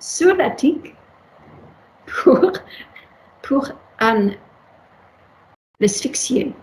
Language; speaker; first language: French; non-native, learner; English